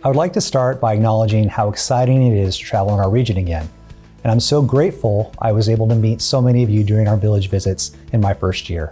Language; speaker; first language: English; native; English